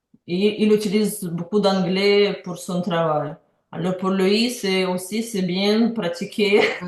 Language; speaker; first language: French; non-native, learner; Ukrainian